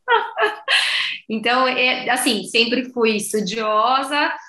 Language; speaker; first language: Portuguese; native; Portuguese